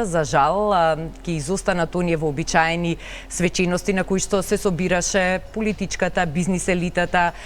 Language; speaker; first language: Macedonian; native; Macedonian